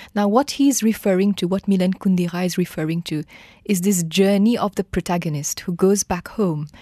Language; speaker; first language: English; non-native, fluent; Morisyen